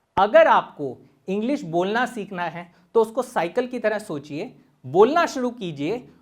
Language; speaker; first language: Hindi; native; Hindi